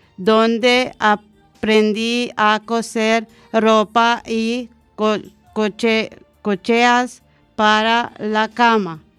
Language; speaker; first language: Spanish; non-native, learner; Romanian